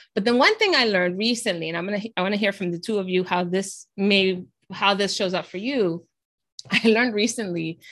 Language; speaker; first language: English; early bilingual, other home language; Spanish